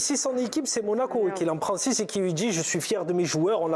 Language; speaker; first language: French; native; French